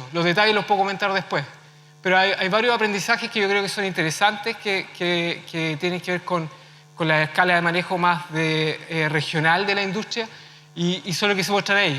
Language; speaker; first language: Spanish; native; Spanish